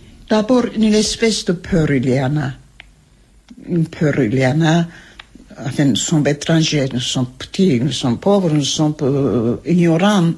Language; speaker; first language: French; non-native, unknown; Armenian